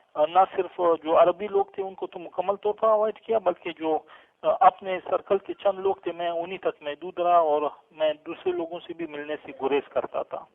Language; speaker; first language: Urdu; non-native, local second language; Pashto